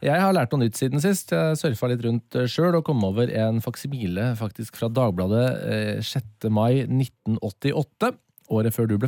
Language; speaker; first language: Norwegian; native; Norwegian